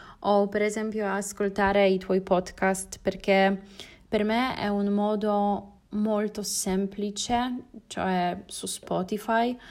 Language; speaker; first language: Italian; non-native, learner; Polish